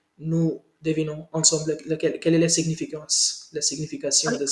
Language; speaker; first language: French; non-native, learner; Hindi